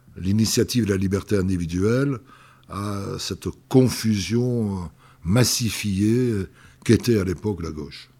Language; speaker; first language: French; native; French